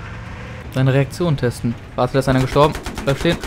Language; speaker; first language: German; native; German